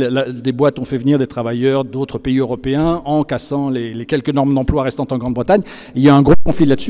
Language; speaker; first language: French; native; French